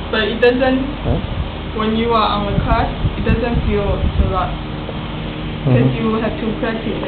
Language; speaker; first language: English; non-native, fluent; Chinese